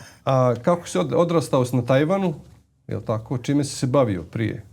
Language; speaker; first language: Bosnian; native; Bosnian